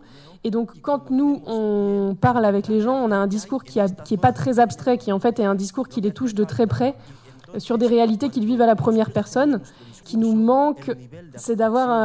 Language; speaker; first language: French; native; French